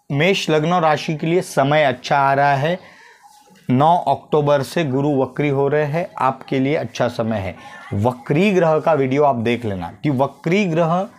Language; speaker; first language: Hindi; non-native, local second language; Marathi